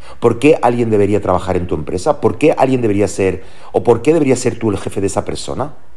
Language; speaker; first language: Spanish; early bilingual, heritage; Spanish